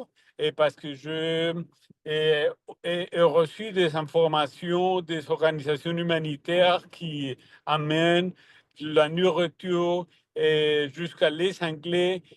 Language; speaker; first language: French; non-native, learner; Spanish